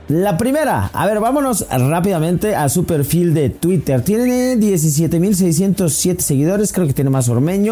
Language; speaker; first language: Spanish; native; Spanish